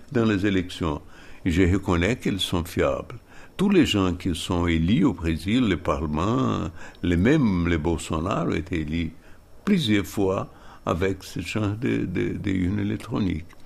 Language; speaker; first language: French; non-native, fluent; Portuguese